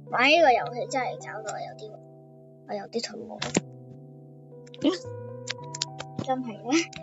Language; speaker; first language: Chinese; early bilingual, heritage; Cantonese